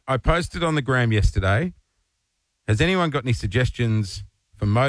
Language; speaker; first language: English; native; English